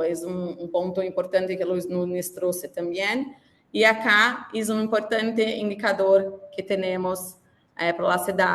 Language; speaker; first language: Spanish; non-native, learner; Portuguese